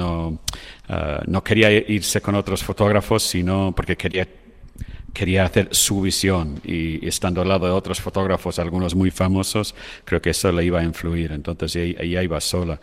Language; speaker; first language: Spanish; non-native, fluent; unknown